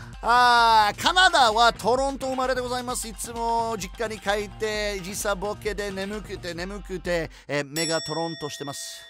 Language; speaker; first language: Japanese; non-native, fluent; English